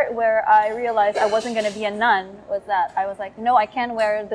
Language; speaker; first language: English; non-native, local second language; Cebuano